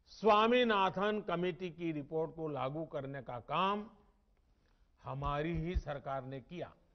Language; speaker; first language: Hindi; non-native, local second language; Gujarati